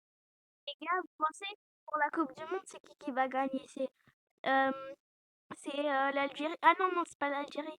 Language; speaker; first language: French; native; French